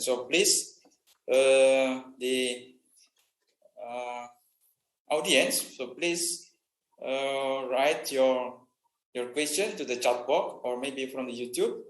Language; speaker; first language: English; non-native, fluent; Indonesian